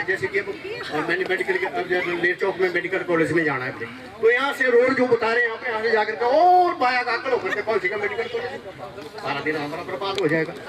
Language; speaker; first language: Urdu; non-native, local second language; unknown